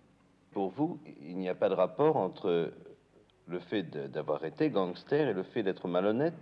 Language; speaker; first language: French; native; French